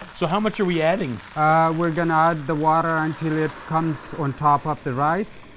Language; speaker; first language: English; non-native, fluent; Pashto